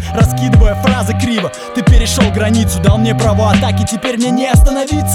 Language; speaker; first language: Russian; native; Russian